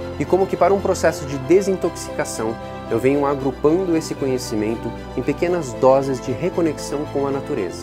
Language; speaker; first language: Portuguese; native; Portuguese